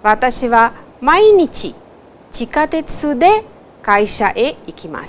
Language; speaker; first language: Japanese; non-native, fluent; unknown